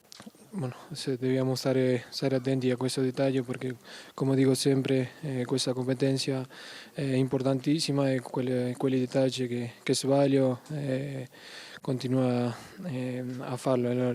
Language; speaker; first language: Italian; non-native, learner; Spanish